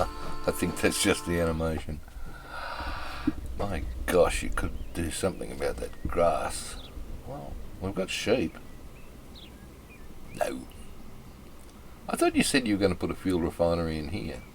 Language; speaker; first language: English; native; English